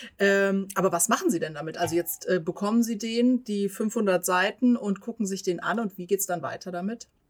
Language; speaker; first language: German; native; German